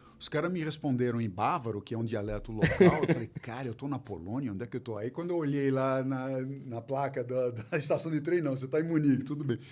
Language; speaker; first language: Portuguese; early bilingual, other home language; German